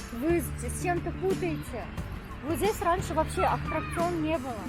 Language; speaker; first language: Russian; non-native, learner; Korean